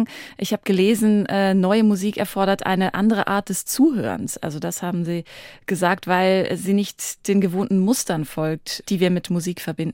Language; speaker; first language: German; native; German